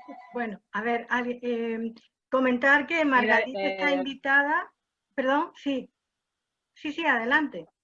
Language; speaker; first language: Spanish; native; Spanish